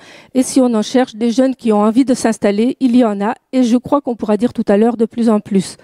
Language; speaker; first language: French; native; French